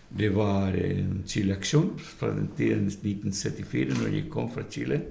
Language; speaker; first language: Norwegian; non-native, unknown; Spanish